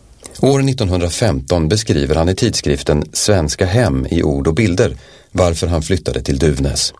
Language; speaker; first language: Swedish; native; Swedish